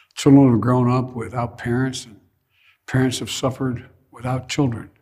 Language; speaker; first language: English; native; English